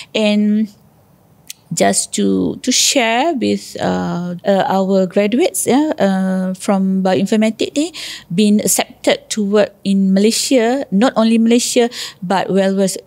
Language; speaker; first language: English; non-native, local second language; Malay